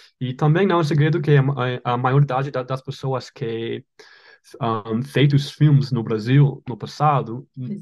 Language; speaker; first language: Portuguese; non-native, learner; English